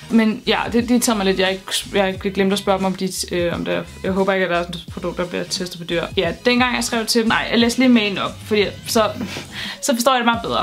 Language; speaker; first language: Danish; native; Danish